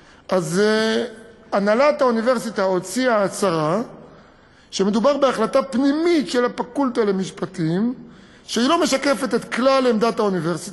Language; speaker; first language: Hebrew; native; Hebrew